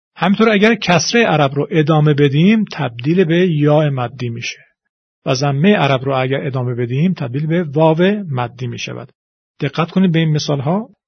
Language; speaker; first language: Persian; native; Persian